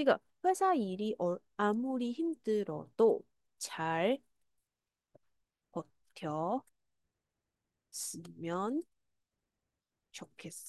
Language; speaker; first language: Korean; non-native, fluent; Chinese